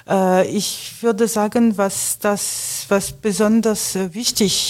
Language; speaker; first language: German; non-native, fluent; French